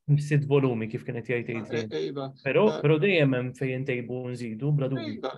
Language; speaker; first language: Maltese; native; Maltese